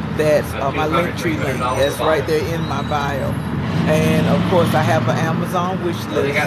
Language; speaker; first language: English; native; English